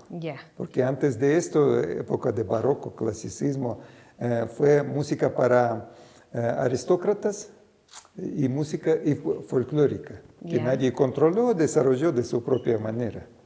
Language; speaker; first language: Spanish; non-native, fluent; Russian